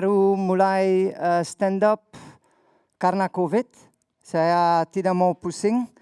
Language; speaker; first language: Indonesian; non-native, learner; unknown